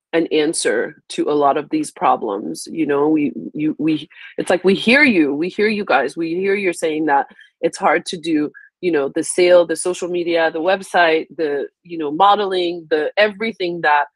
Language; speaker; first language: English; early bilingual, other home language; Haitian Creole